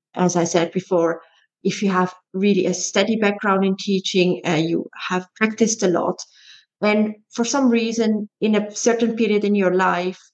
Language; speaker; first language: English; non-native, fluent; German